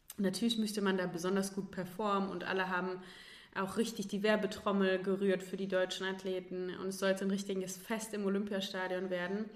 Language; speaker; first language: German; native; German